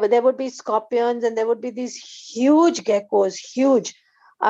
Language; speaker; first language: English; non-native, local second language; Hindi